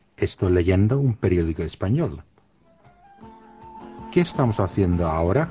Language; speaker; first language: Spanish; non-native, fluent; Finnish